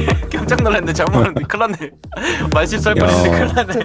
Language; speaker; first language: Korean; native; Korean